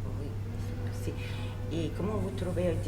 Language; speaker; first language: French; non-native, learner; Russian